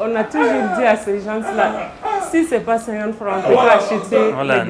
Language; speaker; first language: French; non-native, local second language; Bambara